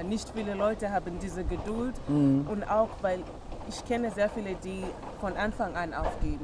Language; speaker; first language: German; non-native, fluent; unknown